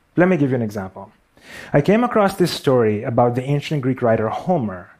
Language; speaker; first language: English; non-native, local second language; Urdu